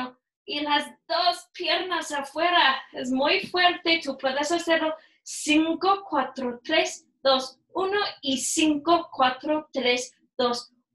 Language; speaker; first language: Spanish; non-native, learner; English